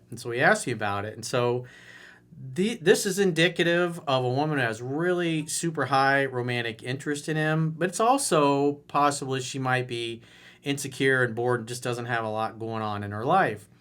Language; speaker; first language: English; native; English